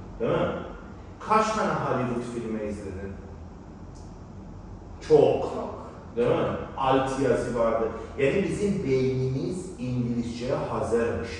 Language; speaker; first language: Turkish; non-native, fluent; Persian